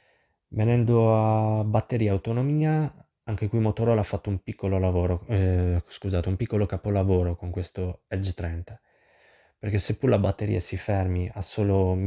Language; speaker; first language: Italian; native; Italian